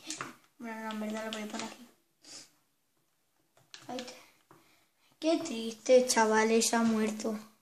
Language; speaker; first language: Spanish; native; Spanish